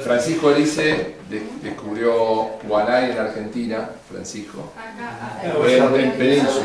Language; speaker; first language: Spanish; native; Spanish